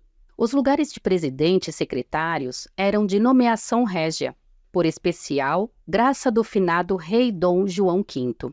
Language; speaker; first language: Portuguese; native; Portuguese